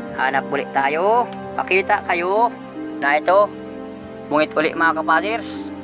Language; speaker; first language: Filipino; non-native, local second language; Bikol